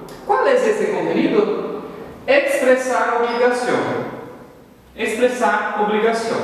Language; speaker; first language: Spanish; non-native, fluent; Portuguese